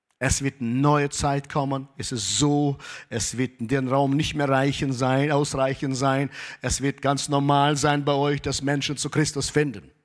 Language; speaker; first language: German; early bilingual, heritage; German